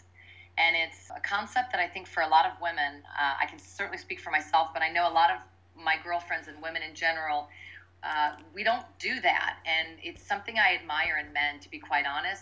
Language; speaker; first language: English; native; English